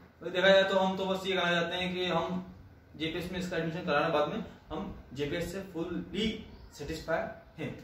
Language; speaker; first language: Hindi; native; Hindi